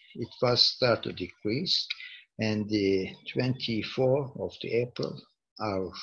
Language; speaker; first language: English; non-native, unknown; Turkish